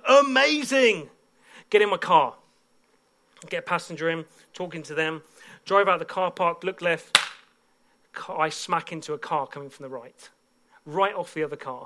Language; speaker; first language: English; native; English